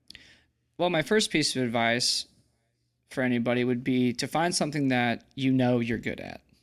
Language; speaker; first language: English; native; English